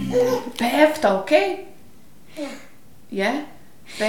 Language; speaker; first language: Danish; non-native, learner; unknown